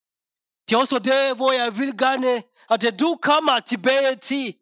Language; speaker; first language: Danish; non-native, fluent; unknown